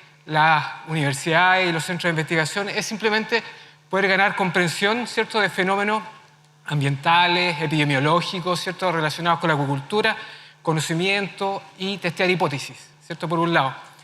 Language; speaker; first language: Spanish; native; Spanish